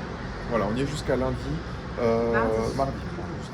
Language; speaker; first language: French; native; French